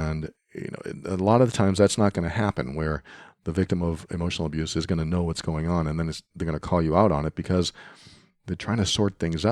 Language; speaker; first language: English; native; English